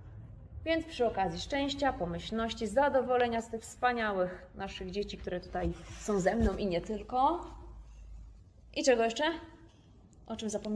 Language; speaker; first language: Polish; native; Polish